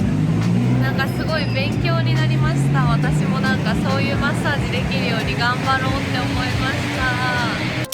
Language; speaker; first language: Japanese; native; Japanese